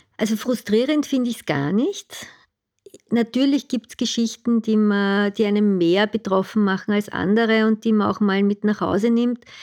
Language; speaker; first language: German; native; German